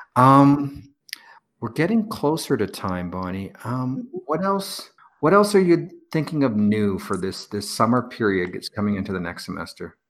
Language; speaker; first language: English; native; English